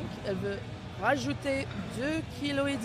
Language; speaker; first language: French; non-native, learner; English